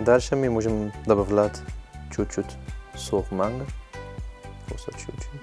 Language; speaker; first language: Russian; non-native, learner; Arabic